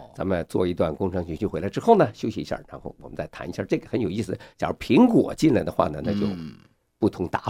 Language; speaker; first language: Chinese; native; Chinese